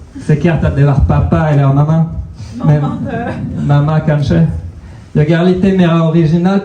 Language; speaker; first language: Swedish; non-native, fluent; French